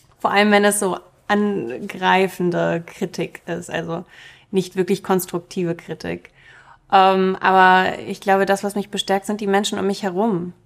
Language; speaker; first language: German; early bilingual, other home language; Russian